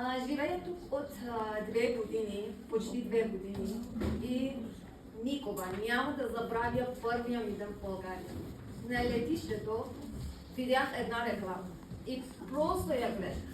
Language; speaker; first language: Bulgarian; non-native, learner; Persian